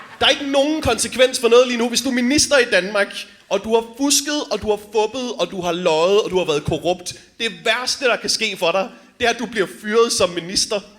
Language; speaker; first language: Danish; native; Danish